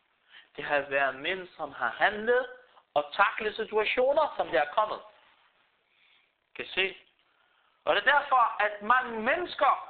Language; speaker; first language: Danish; early bilingual, other home language; Arabic